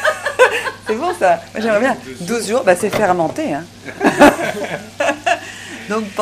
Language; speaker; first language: French; native; French